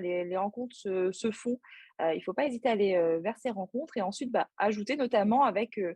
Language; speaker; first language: French; native; French